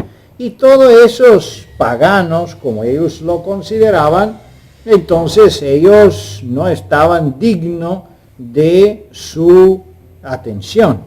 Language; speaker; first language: Spanish; non-native, fluent; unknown